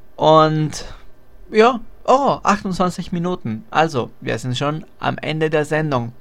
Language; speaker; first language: German; non-native, fluent; Spanish